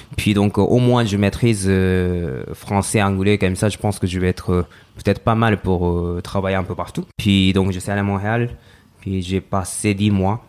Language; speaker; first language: French; non-native, fluent; Japanese